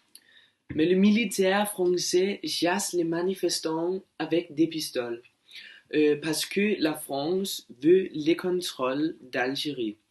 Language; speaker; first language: French; non-native, learner; Norwegian